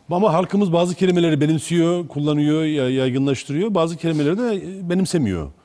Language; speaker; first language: Turkish; native; Turkish